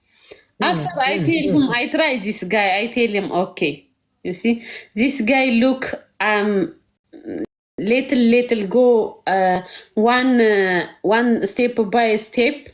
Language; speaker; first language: English; non-native, learner; Amharic